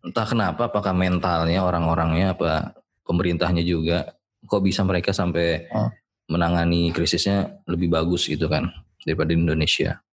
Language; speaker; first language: Indonesian; native; Indonesian